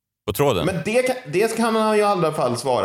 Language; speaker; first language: Swedish; native; Swedish